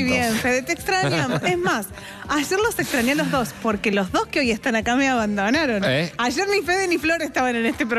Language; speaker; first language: Spanish; native; Spanish